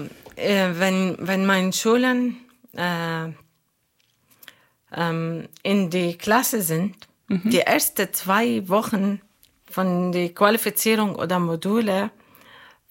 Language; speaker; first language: German; non-native, fluent; Arabic